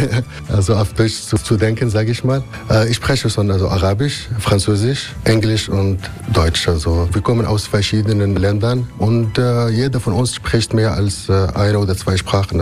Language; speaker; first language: German; non-native, fluent; Arabic